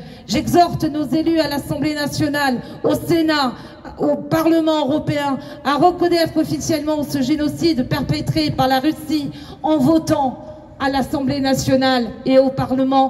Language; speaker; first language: French; native; French